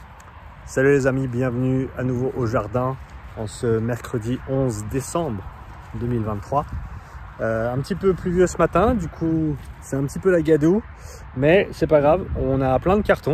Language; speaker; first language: French; native; French